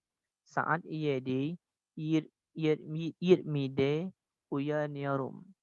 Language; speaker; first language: Turkish; non-native, learner; Indonesian